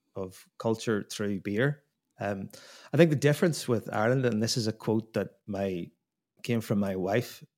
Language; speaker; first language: English; native; English